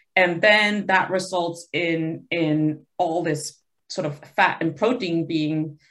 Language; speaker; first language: English; early bilingual, other home language; Spanish